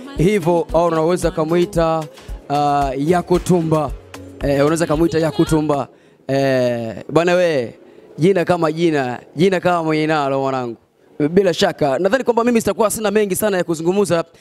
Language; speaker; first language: Swahili; native; Swahili